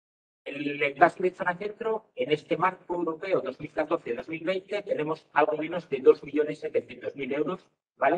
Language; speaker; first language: Spanish; native; Spanish